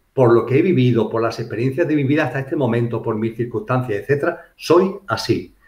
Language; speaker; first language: Spanish; native; Spanish